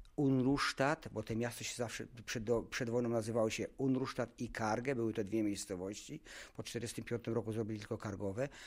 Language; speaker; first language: Polish; non-native, local second language; German